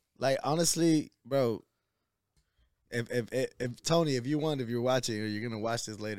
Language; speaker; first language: English; early bilingual, other home language; Spanish